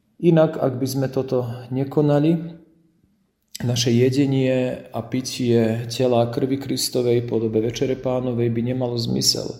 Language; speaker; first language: Slovak; native; Slovak